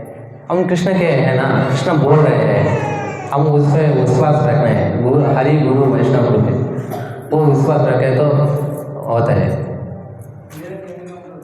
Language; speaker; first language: Hindi; non-native, local second language; Kannada